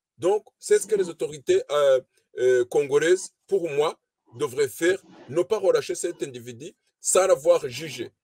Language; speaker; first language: French; non-native, local second language; Kinyarwanda